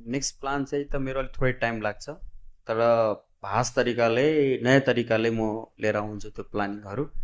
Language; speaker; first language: Nepali; non-native, local second language; Bhojpuri